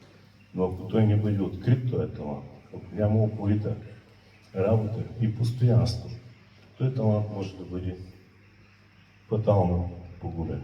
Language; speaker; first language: Bulgarian; native; Bulgarian